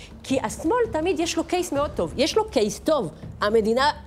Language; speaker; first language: Hebrew; non-native, fluent; French